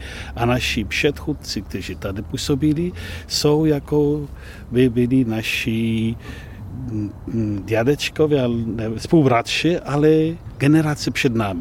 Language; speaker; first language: Czech; non-native, fluent; Polish